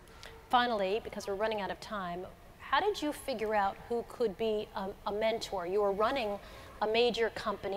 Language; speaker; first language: English; native; English